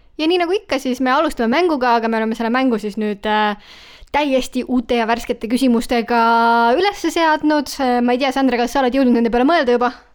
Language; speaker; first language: Estonian; native; Estonian